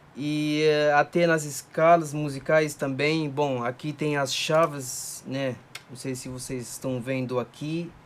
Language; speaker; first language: Portuguese; non-native, fluent; Arabic